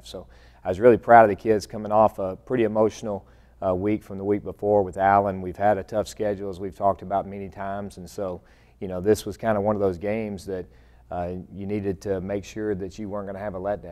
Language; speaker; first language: English; native; English